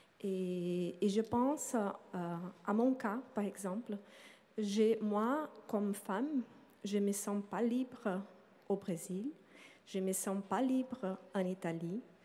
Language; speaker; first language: French; non-native, learner; Portuguese